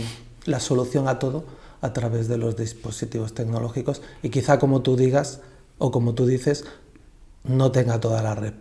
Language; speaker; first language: Spanish; native; Spanish